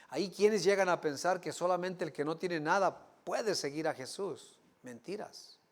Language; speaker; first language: Spanish; native; Spanish